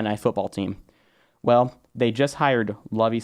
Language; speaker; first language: English; native; English